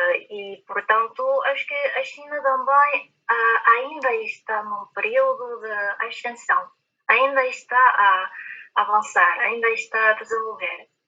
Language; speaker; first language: Portuguese; non-native, fluent; Chinese